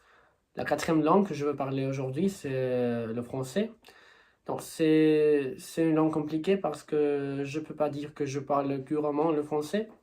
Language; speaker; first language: French; non-native, learner; Spanish